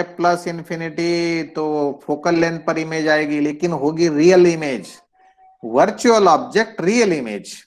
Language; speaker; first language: Hindi; non-native, local second language; Marathi